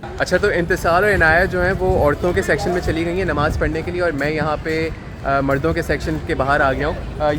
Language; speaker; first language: Urdu; native; Urdu